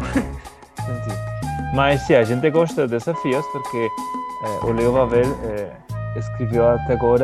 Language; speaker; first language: Portuguese; non-native, learner; Galician